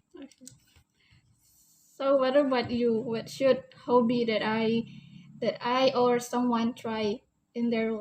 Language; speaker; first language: English; non-native, learner; Indonesian